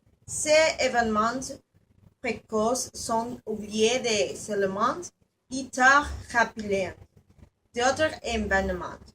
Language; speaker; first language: French; non-native, learner; Spanish